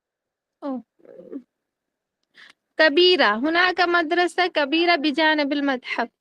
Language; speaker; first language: Arabic; non-native, learner; Urdu